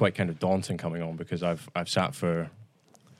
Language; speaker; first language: English; native; English